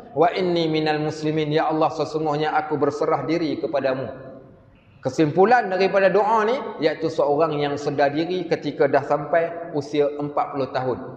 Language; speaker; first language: Malay; native; Malay